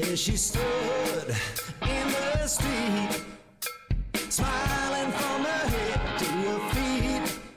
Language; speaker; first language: German; native; German